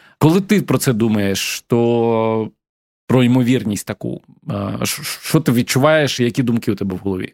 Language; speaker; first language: Ukrainian; native; Ukrainian